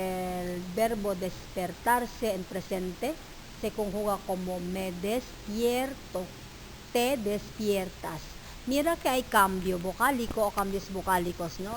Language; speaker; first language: Spanish; non-native, fluent; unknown